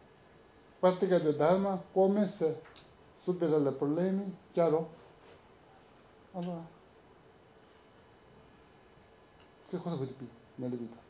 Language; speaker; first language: Italian; non-native, learner; Tibetan